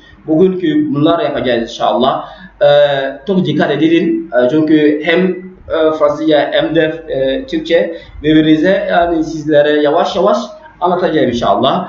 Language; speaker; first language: Turkish; non-native, learner; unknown